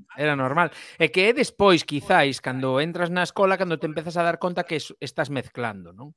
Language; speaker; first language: Galician; native; Galician